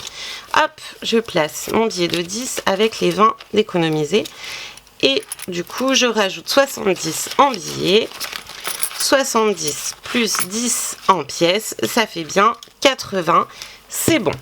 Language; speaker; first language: French; native; French